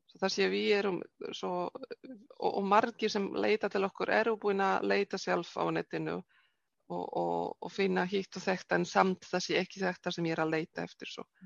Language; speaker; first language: Icelandic; non-native, fluent; Polish